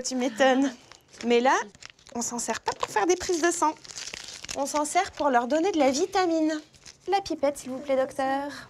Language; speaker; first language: French; native; French